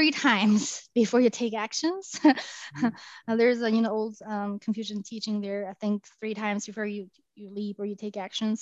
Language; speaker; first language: English; non-native, fluent; Chinese